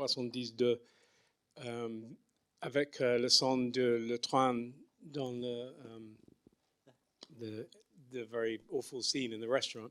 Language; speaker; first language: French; non-native, learner; English